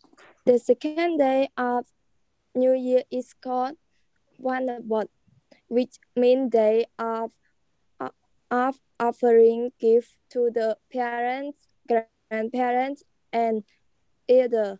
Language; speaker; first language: English; non-native, learner; Khmer